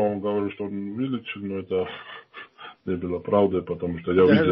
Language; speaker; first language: Russian; non-native, fluent; Georgian